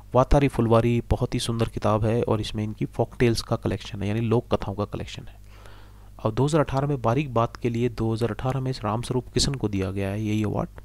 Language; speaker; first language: Hindi; native; Hindi